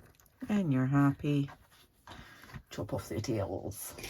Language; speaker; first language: English; native; English